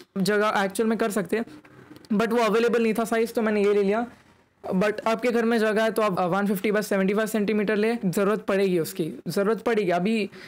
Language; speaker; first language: Hindi; native; Hindi